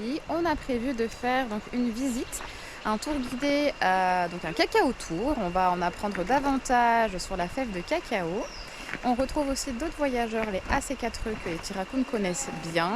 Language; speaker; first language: French; native; French